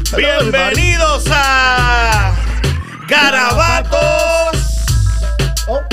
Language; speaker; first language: Spanish; native; Spanish